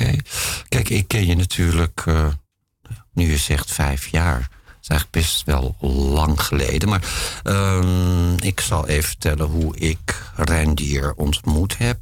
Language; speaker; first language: Dutch; native; Dutch